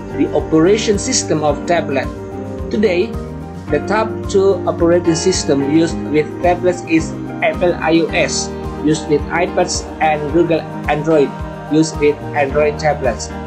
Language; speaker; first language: English; non-native, fluent; Indonesian